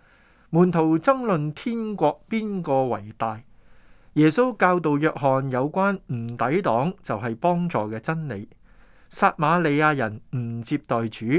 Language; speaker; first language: Chinese; non-native, local second language; Cantonese